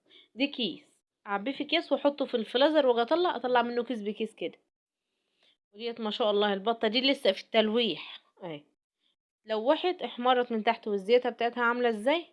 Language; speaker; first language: Arabic; native; Arabic